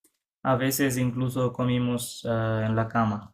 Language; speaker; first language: Spanish; non-native, fluent; Bangla